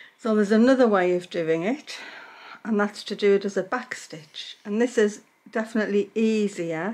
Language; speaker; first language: English; native; English